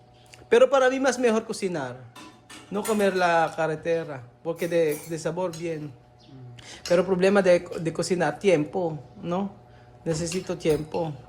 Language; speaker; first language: Spanish; non-native, learner; Filipino